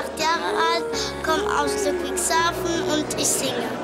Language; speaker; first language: German; early bilingual, other home language; Kurdish